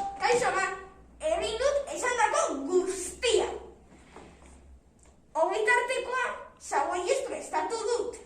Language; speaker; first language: Basque; non-native, learner; Spanish